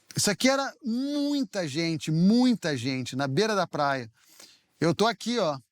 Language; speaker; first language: Portuguese; native; Portuguese